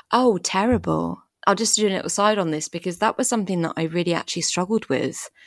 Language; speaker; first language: English; early bilingual, other home language; French